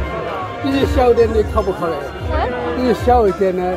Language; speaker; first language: Chinese; native; Chinese